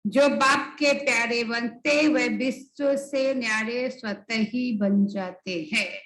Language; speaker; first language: Hindi; non-native, local second language; Bangla